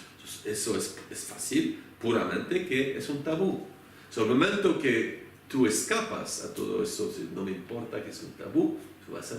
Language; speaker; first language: Spanish; non-native, fluent; French